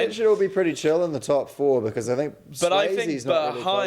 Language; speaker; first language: English; native; English